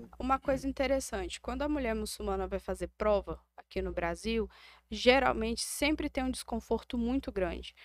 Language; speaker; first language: Portuguese; native; Portuguese